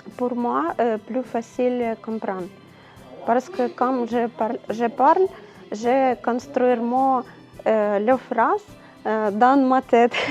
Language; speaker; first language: French; non-native, learner; Ukrainian